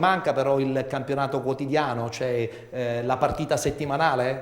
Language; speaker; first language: Italian; native; Italian